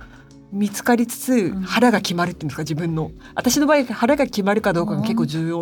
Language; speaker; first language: Japanese; native; Japanese